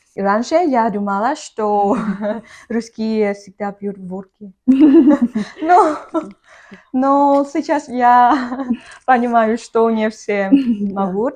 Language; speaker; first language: Russian; non-native, learner; Vietnamese